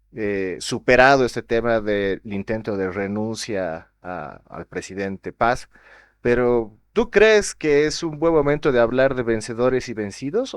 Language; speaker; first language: Spanish; native; Spanish